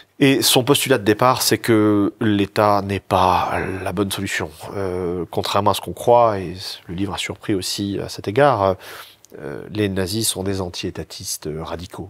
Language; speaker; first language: French; native; French